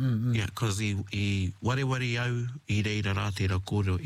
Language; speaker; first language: Māori; non-native, local second language; English